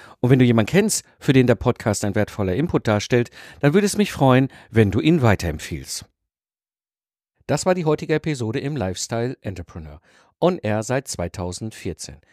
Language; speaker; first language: German; native; German